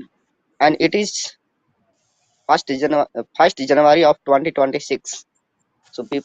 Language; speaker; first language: English; non-native, learner; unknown